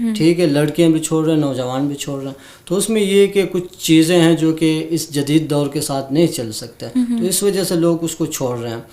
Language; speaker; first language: Urdu; non-native, local second language; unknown